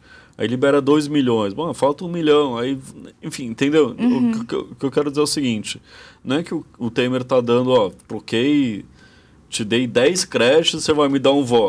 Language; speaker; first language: Portuguese; native; Portuguese